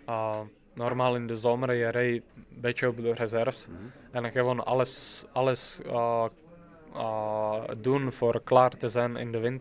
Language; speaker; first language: Dutch; non-native, fluent; Czech